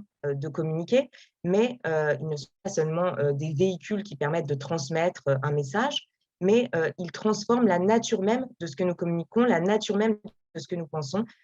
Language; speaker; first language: French; native; French